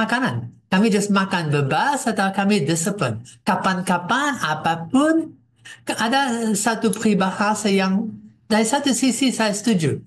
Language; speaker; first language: Indonesian; non-native, fluent; English